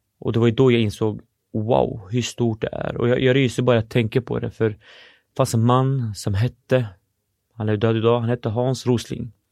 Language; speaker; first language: Swedish; early bilingual, other home language; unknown